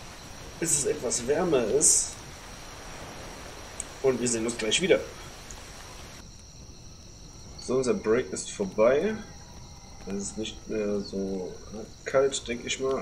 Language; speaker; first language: German; native; German